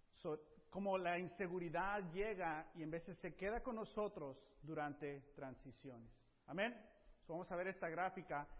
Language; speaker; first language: Spanish; early bilingual, heritage; Spanish